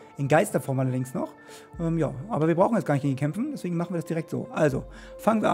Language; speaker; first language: German; native; German